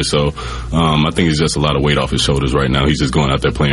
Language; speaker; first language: English; native; English